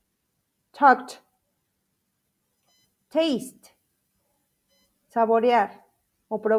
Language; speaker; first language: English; non-native, fluent; Spanish